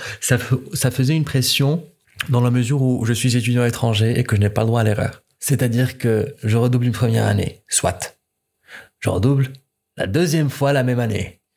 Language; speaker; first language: French; non-native, local second language; Arabic